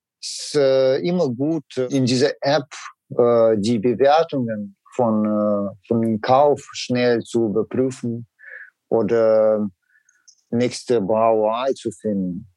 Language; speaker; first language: German; non-native, learner; Russian